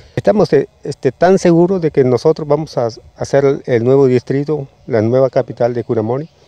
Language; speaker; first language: Spanish; native; Spanish